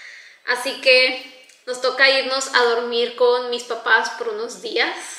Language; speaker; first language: Spanish; native; Spanish